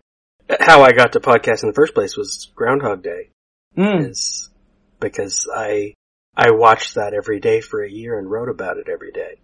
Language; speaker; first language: English; native; English